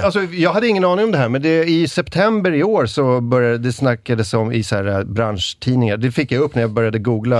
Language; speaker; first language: Swedish; native; Swedish